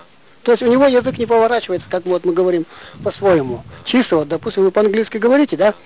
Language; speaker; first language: Russian; non-native, local second language; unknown